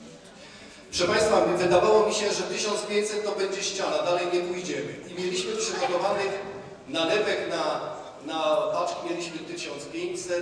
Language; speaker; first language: Polish; native; Polish